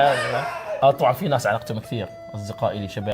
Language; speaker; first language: Arabic; native; Arabic